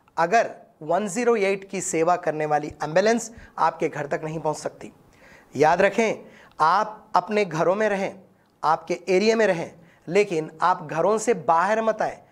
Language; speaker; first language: Hindi; non-native, local second language; Urdu